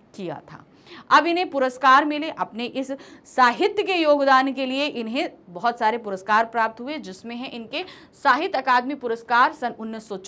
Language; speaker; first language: Hindi; native; Hindi